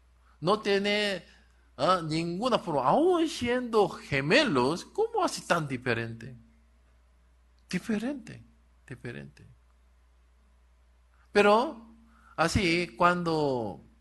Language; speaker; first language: Spanish; non-native, learner; Korean